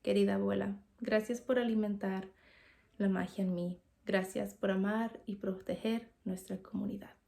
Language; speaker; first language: Spanish; early bilingual, heritage; Spanish